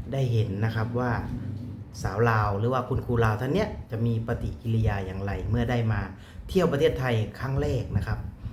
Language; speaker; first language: Thai; native; Thai